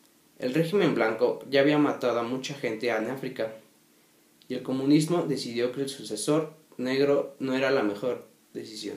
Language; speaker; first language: Spanish; native; Spanish